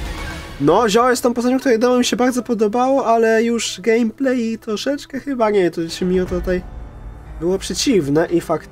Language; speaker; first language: Polish; native; Polish